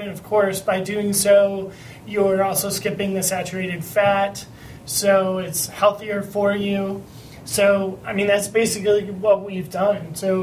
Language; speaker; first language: English; native; English